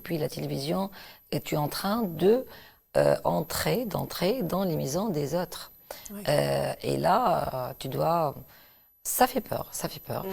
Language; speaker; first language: French; non-native, local second language; Arabic